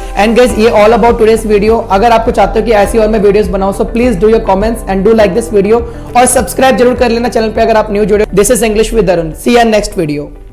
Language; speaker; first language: Hindi; native; Hindi